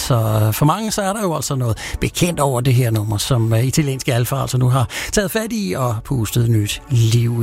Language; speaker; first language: Danish; native; Danish